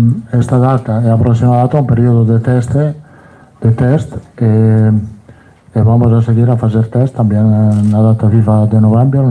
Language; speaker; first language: Portuguese; non-native, learner; Italian